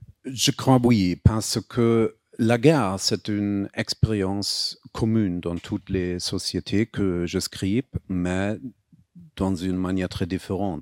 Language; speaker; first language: French; non-native, fluent; German